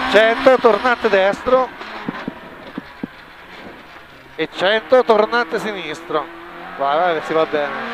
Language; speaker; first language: Italian; native; Italian